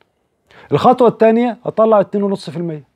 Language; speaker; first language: Arabic; native; Arabic